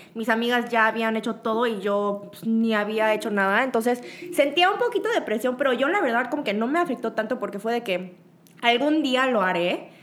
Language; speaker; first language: Spanish; early bilingual, other home language; Korean